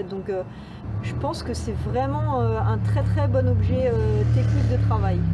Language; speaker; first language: French; native; French